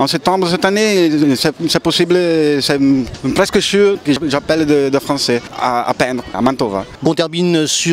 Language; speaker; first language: French; non-native, learner; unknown